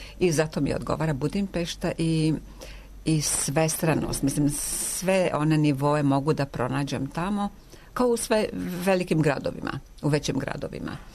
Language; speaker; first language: Serbian; non-native, local second language; Hungarian